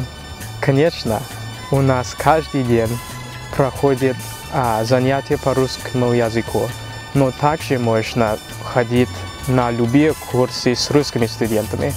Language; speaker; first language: Russian; non-native, learner; English